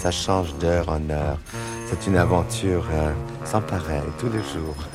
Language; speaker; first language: French; non-native, fluent; English